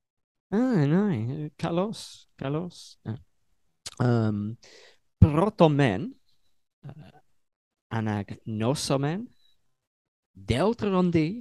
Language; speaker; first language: Greek; non-native, learner; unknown